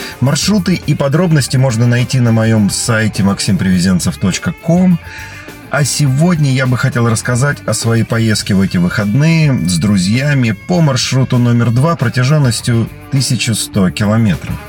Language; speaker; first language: Russian; native; Russian